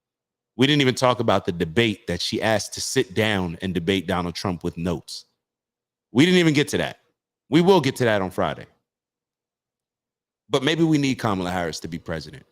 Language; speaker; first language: English; native; English